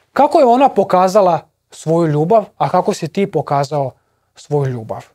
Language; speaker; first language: Croatian; native; Croatian